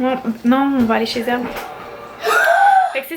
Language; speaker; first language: French; native; French